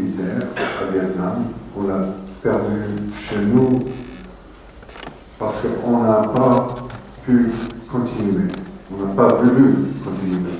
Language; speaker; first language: French; non-native, fluent; English